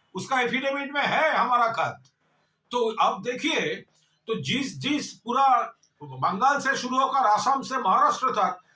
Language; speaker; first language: Hindi; non-native, local second language; Bangla